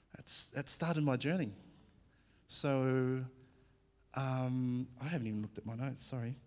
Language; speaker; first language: English; early bilingual, other home language; Fijian